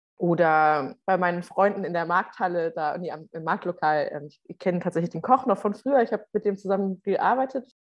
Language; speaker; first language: German; native; German